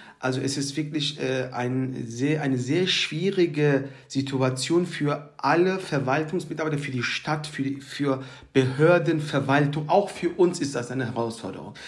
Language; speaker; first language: German; early bilingual, other home language; Turkish